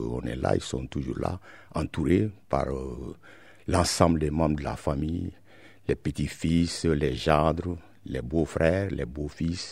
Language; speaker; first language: French; non-native, local second language; Bambara